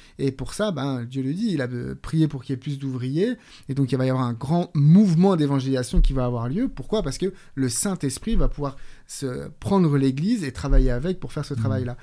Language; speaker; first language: French; native; French